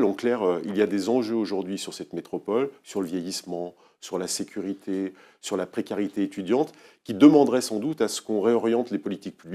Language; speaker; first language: French; native; French